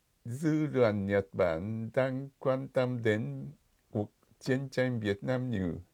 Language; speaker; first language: Vietnamese; non-native, fluent; Japanese